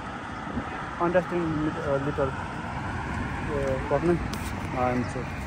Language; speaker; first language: English; non-native, learner; Nepali